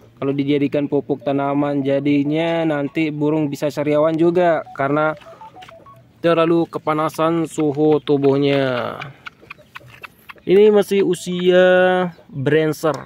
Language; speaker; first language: Indonesian; native; Indonesian